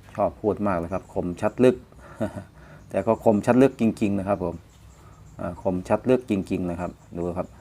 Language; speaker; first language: Thai; non-native, local second language; Northeastern Thai